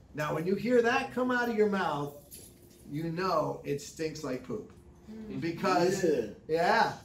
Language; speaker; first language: English; native; English